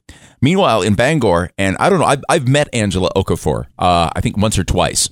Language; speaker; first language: English; native; English